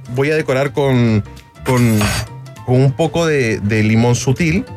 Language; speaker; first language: Spanish; native; Spanish